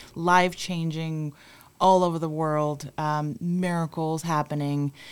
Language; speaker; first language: English; non-native, fluent; Spanish